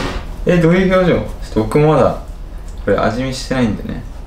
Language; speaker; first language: Japanese; native; Japanese